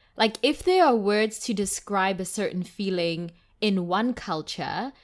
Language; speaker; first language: English; non-native, local second language; Tswana